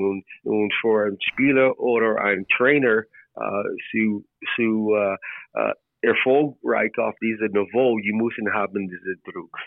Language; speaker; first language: German; non-native, learner; English